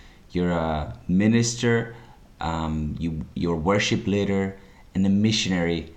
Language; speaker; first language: English; non-native, fluent; Finnish